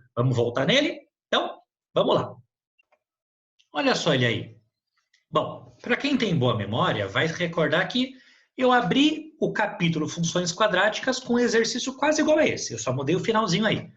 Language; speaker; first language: Portuguese; native; Portuguese